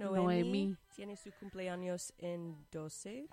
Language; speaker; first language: Spanish; non-native, learner; English